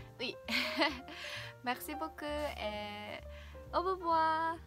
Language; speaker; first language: French; non-native, learner; Japanese